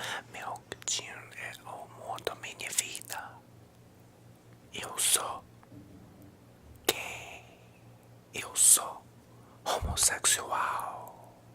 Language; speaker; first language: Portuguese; non-native, learner; English